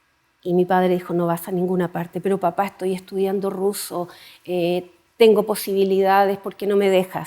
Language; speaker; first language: Spanish; native; Spanish